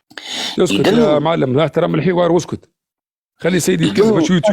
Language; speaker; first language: Arabic; native; Arabic